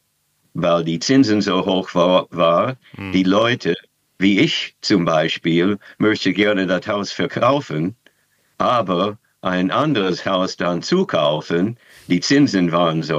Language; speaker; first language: German; non-native, fluent; English